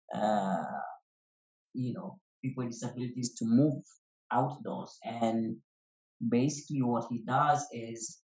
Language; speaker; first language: English; non-native, local second language; Kikuyu